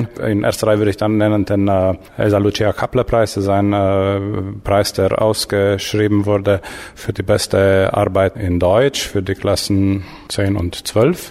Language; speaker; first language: German; native; German